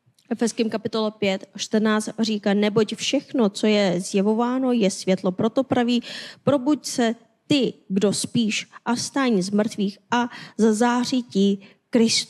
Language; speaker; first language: Czech; non-native, fluent; Korean